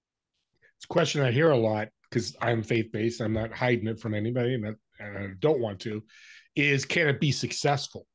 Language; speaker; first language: English; native; English